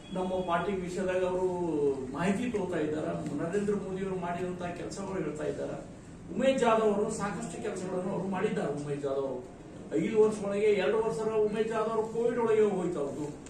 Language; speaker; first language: Kannada; native; Kannada